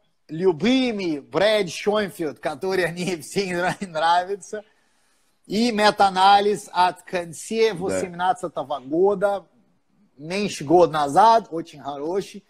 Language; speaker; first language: Russian; non-native, fluent; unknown